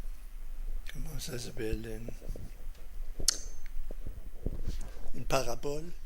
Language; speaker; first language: French; non-native, fluent; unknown